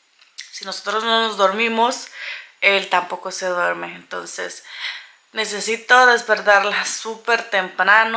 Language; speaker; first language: Spanish; native; Spanish